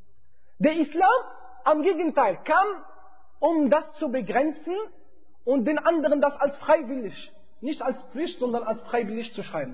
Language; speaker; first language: German; non-native, fluent; Arabic